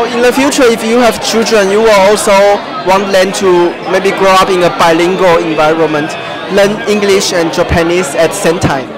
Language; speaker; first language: English; non-native, fluent; Chinese